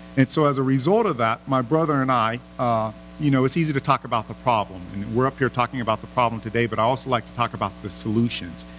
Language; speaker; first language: English; native; English